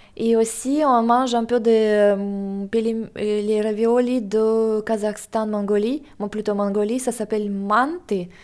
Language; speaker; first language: French; non-native, fluent; Russian